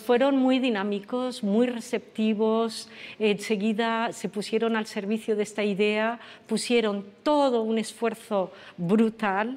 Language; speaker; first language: Spanish; non-native, fluent; French